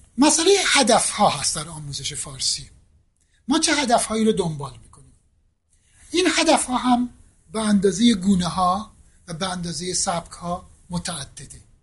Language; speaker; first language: Persian; native; Persian